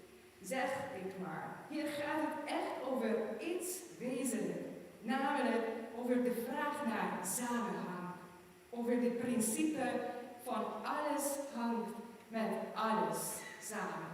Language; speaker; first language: Dutch; non-native, fluent; German